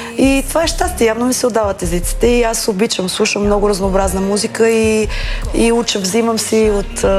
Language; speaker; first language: Bulgarian; native; Bulgarian